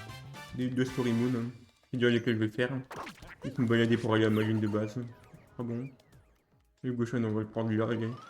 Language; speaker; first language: French; native; French